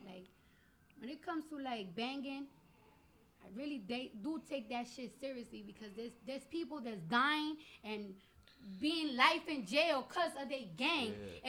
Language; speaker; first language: English; early bilingual, other home language; Spanish